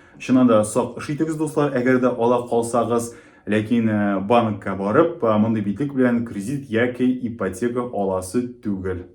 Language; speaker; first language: Tatar; native; Tatar